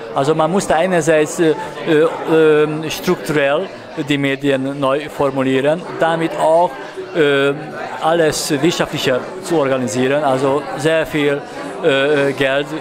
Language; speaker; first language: German; non-native, fluent; Hungarian